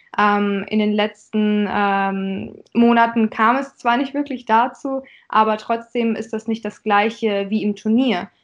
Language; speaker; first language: German; early bilingual, other home language; Russian